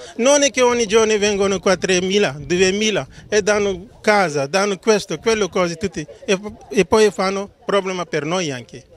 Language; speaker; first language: Italian; non-native, learner; Urdu